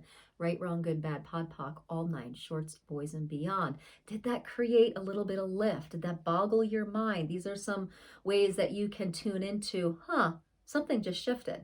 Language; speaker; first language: English; native; English